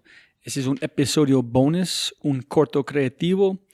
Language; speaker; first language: Spanish; non-native, fluent; English